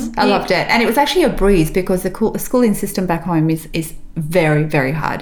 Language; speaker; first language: English; early bilingual, other home language; Macedonian